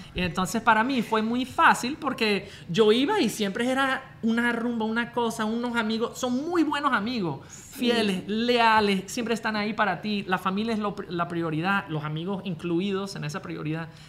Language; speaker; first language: Spanish; non-native, fluent; English